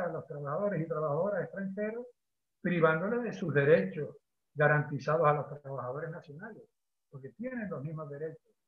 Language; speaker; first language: Spanish; native; Spanish